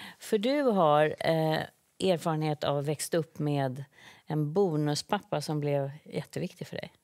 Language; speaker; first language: Swedish; native; Swedish